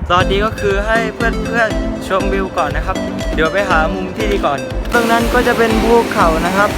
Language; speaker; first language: Thai; non-native, local second language; Malay